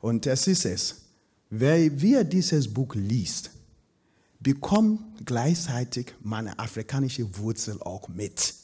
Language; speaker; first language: German; non-native, fluent; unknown